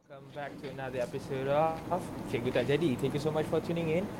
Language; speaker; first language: English; non-native, local second language; Malay